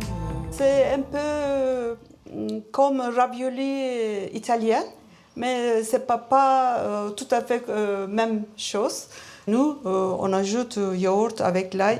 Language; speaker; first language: French; non-native, learner; Turkish